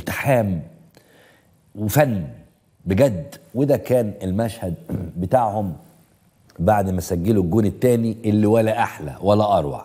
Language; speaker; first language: Arabic; native; Arabic